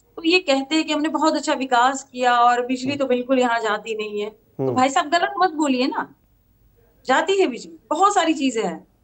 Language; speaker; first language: Hindi; non-native, local second language; Gujarati